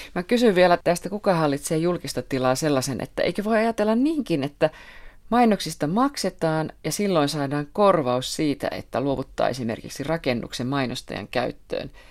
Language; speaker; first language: Finnish; native; Finnish